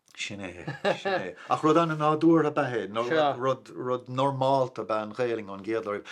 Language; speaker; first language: Irish; non-native, local second language; English